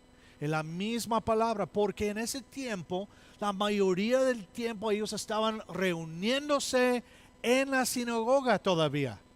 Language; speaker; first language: Spanish; non-native, fluent; English